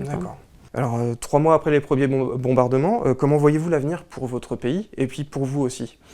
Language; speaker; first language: French; native; French